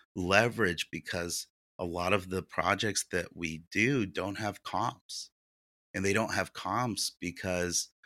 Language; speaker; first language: English; early bilingual, other home language; Russian